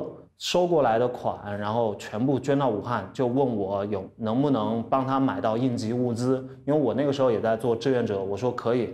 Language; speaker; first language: Chinese; native; Chinese